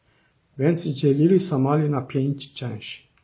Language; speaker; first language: Polish; non-native, fluent; Somali